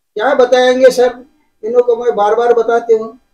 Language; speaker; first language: Hindi; non-native, local second language; Marathi